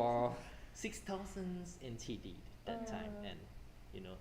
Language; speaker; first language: English; non-native, fluent; Thai